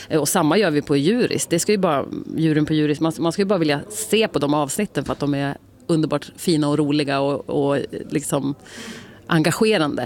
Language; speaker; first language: Swedish; native; Swedish